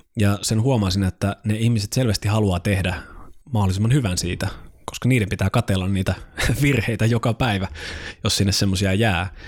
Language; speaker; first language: Finnish; native; Finnish